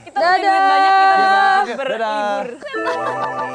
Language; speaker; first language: Indonesian; native; Indonesian